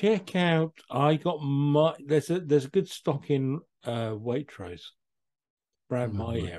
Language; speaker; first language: English; native; English